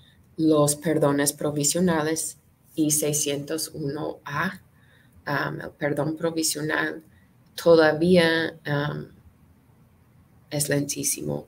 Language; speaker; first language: Spanish; non-native, fluent; English